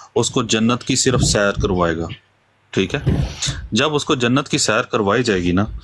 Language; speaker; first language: Hindi; non-native, local second language; Punjabi